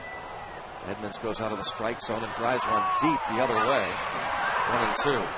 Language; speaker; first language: English; native; English